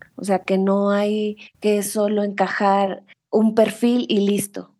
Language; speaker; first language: Spanish; native; Spanish